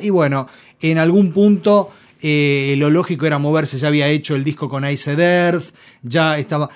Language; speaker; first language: Spanish; native; Spanish